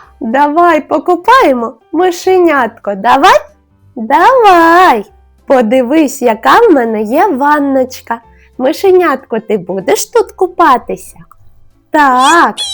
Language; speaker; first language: Ukrainian; native; Ukrainian